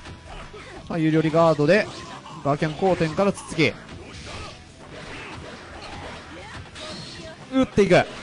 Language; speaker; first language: Japanese; native; Japanese